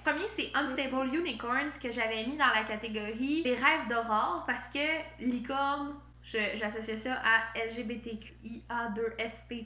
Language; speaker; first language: French; native; French